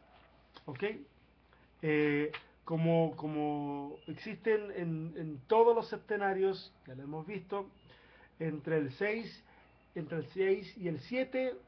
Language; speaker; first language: Spanish; native; Spanish